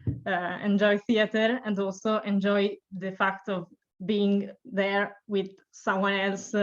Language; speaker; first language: English; non-native, learner; Italian